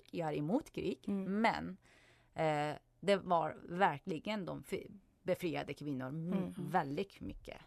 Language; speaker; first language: Swedish; non-native, fluent; Persian